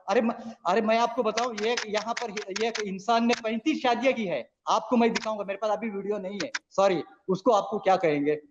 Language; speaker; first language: Hindi; non-native, local second language; Marathi